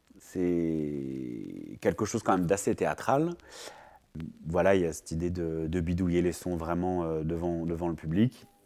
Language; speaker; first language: French; native; French